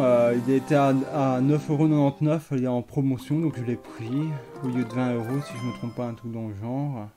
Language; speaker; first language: French; native; French